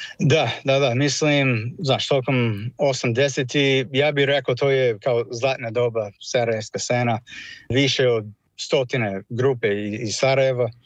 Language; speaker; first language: Croatian; non-native, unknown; English